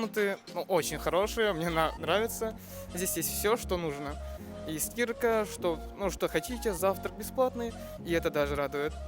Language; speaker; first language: Russian; non-native, local second language; Kazakh